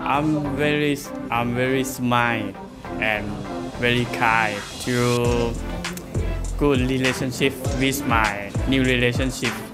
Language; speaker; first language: English; non-native, learner; Lao